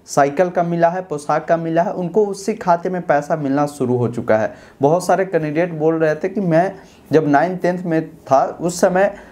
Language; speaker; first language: Hindi; native; Hindi